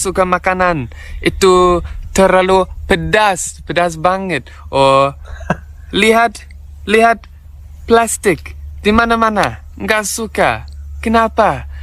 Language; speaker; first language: Indonesian; non-native, learner; English